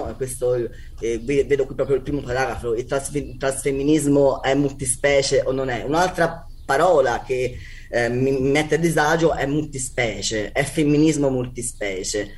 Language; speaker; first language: Italian; native; Italian